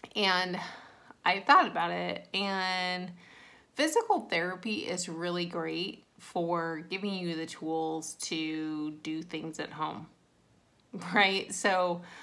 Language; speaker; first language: English; native; English